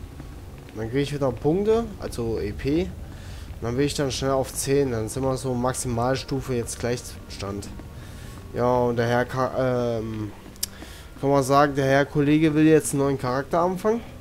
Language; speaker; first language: German; native; German